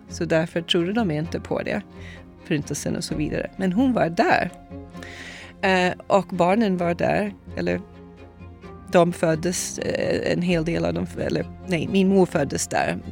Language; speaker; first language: Swedish; non-native, fluent; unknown